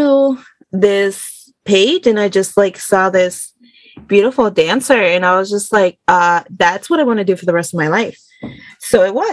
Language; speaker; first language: English; early bilingual, other home language; Spanish